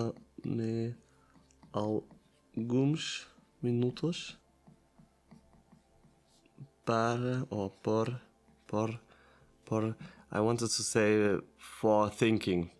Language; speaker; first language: Portuguese; non-native, learner; Italian